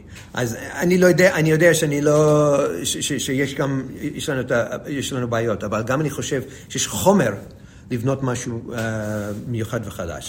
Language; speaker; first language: Hebrew; non-native, fluent; English